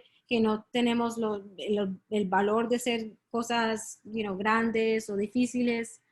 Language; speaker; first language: Spanish; early bilingual, heritage; Spanish